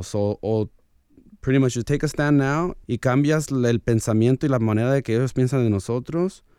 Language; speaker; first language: Spanish; early bilingual, heritage; Spanish